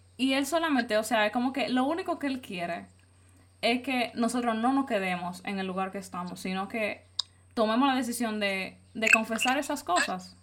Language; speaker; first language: Spanish; native; Spanish